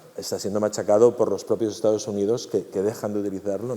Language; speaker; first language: Spanish; non-native, local second language; Catalan